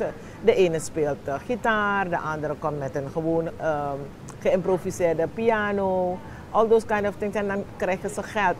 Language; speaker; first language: Dutch; non-native, local second language; Javanese